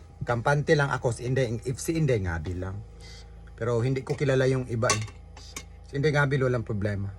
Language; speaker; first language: Filipino; non-native, local second language; Cebuano